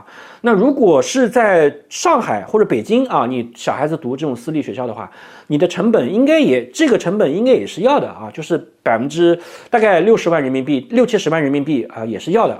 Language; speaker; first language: Chinese; native; Chinese